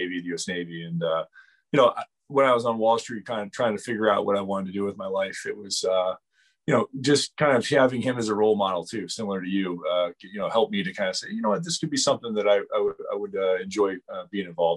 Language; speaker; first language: English; native; English